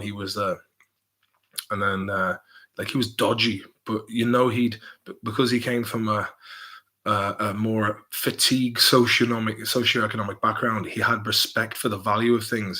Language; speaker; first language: English; native; English